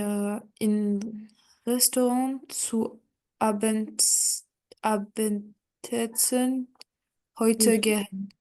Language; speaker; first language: German; non-native, learner; French